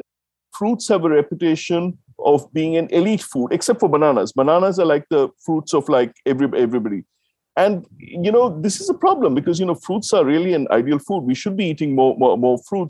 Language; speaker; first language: English; non-native, local second language; Tamil